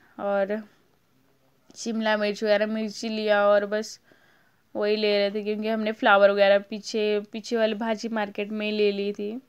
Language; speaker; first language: Hindi; native; Hindi